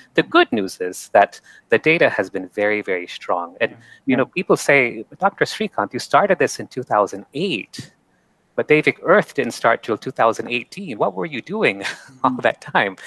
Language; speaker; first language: English; native; English